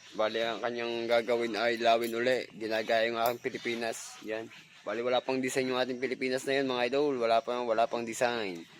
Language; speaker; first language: Filipino; native; Filipino